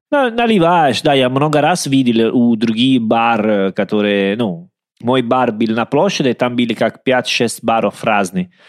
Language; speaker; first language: Russian; non-native, learner; Italian